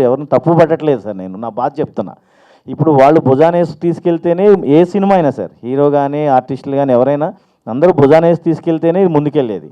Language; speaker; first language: Telugu; native; Telugu